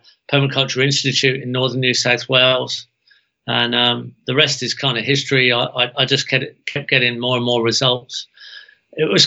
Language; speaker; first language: English; native; English